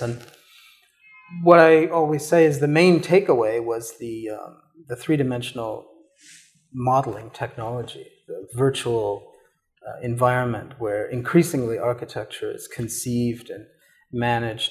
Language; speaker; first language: English; native; English